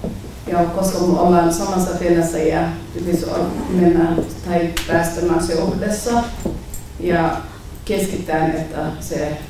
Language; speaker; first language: Finnish; non-native, learner; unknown